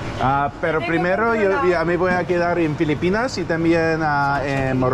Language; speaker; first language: Spanish; non-native, learner; English